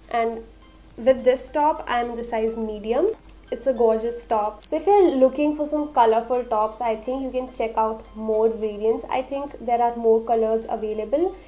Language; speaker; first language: English; non-native, local second language; Hindi